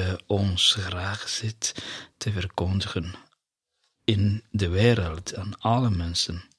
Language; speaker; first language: Dutch; non-native, fluent; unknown